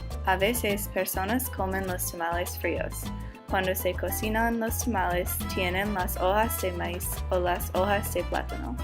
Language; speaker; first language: Spanish; non-native, learner; English